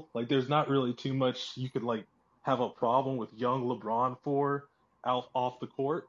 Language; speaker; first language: English; native; English